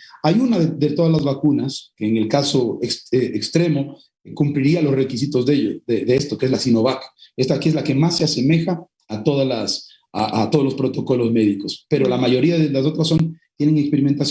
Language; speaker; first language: Spanish; native; Spanish